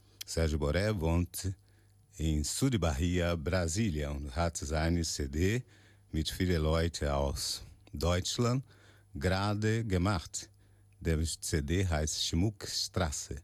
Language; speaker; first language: German; non-native, learner; Portuguese